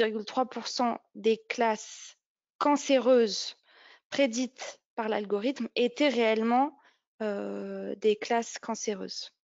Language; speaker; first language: French; native; French